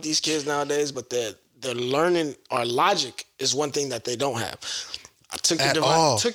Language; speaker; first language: English; native; English